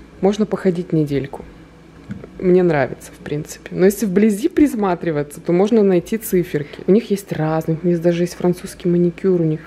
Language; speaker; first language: Russian; native; Russian